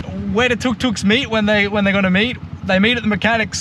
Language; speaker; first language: English; native; English